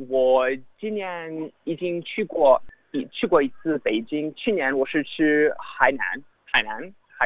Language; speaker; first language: Chinese; non-native, fluent; English